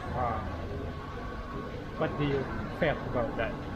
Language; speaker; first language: English; non-native, learner; Indonesian